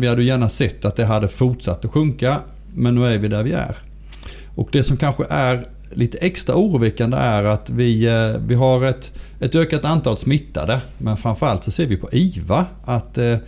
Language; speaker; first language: Swedish; native; Swedish